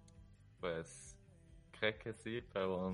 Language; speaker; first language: Catalan; non-native, learner; German